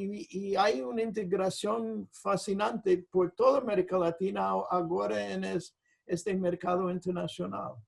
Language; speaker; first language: Spanish; non-native, fluent; English